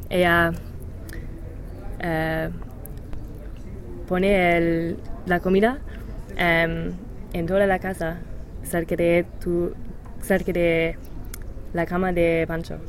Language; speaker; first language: Spanish; non-native, learner; English